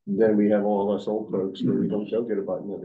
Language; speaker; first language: English; native; English